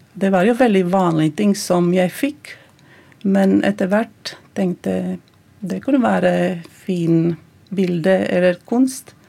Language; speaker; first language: Norwegian; non-native, fluent; Latvian